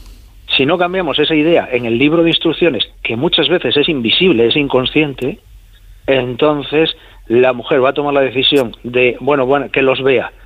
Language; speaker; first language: Spanish; native; Spanish